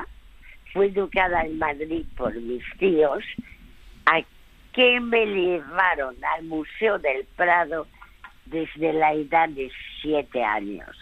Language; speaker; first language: Spanish; early bilingual, other home language; French